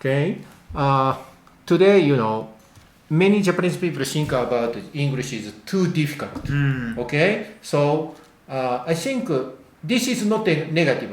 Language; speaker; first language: English; non-native, learner; Japanese